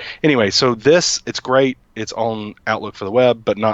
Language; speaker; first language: English; native; English